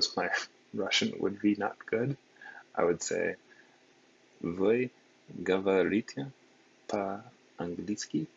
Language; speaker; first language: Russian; non-native, learner; English